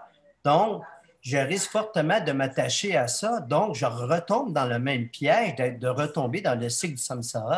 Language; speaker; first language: French; native; French